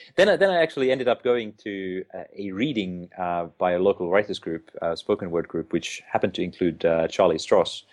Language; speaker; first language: English; non-native, fluent; Finnish